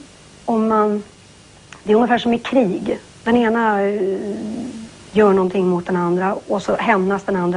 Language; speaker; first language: Swedish; native; Swedish